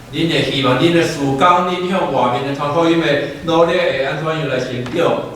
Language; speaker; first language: Chinese; native; Chinese